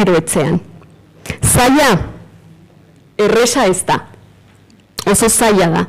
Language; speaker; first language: Basque; non-native, fluent; Spanish